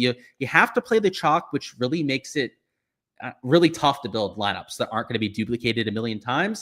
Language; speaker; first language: English; native; English